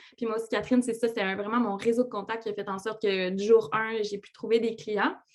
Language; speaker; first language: French; native; French